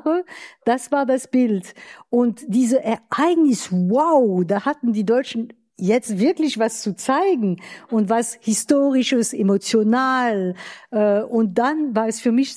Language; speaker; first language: German; non-native, fluent; French